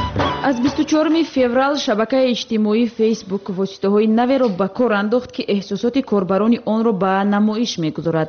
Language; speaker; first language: Tajik; native; Tajik